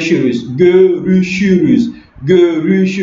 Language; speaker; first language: Turkish; non-native, learner; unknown